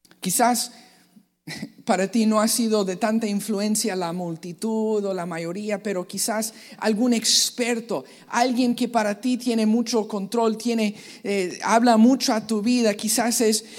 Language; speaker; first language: Spanish; native; Spanish